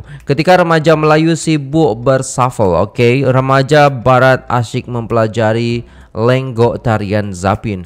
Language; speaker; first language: Indonesian; native; Indonesian